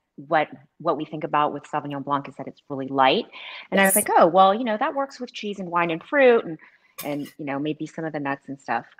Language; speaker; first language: English; native; English